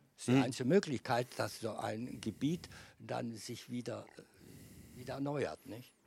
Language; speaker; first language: German; non-native, fluent; Bosnian